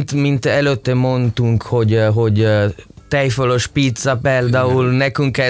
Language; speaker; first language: Hungarian; non-native, learner; Italian